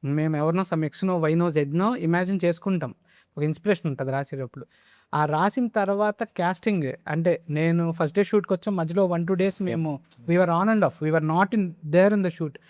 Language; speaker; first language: Telugu; native; Telugu